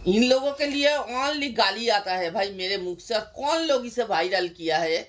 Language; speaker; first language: Hindi; non-native, local second language; Bangla